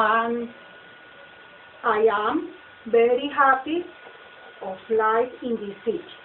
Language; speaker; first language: English; non-native, learner; Spanish